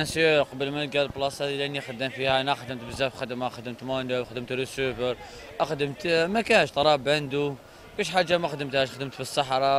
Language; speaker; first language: Arabic; native; Arabic